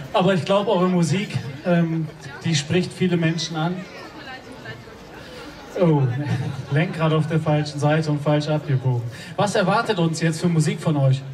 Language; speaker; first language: German; native; German